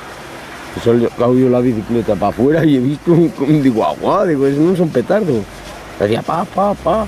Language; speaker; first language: Spanish; native; Spanish